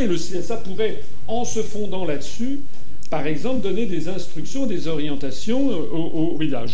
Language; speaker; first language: French; native; French